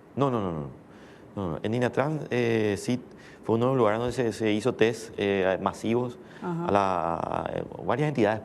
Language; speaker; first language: Spanish; native; Spanish